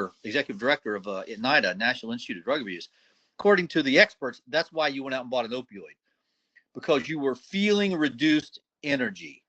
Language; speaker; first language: English; native; English